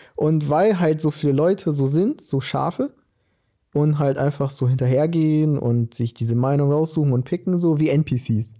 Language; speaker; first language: German; early bilingual, other home language; Portuguese